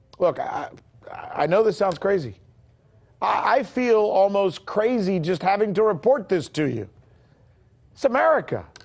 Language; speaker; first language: English; early bilingual, other home language; Spanish